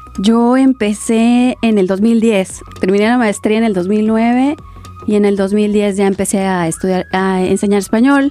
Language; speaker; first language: Spanish; native; Spanish